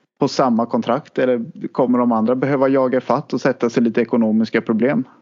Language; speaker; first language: Swedish; native; Swedish